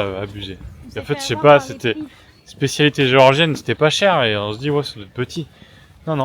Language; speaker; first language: French; native; French